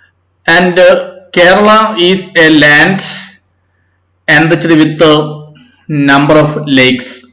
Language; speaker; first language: English; non-native, local second language; Malayalam